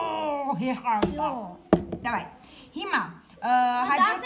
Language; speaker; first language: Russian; non-native, learner; Armenian